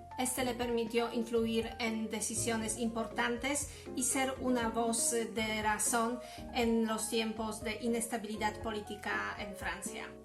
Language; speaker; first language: Spanish; non-native, fluent; Polish